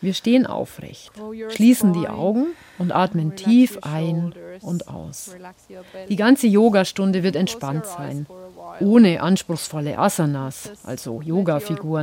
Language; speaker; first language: German; native; German